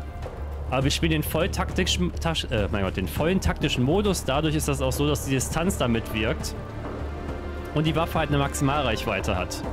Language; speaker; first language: German; native; German